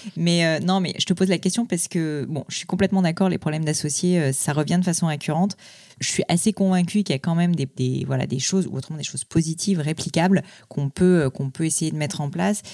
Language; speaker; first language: French; native; French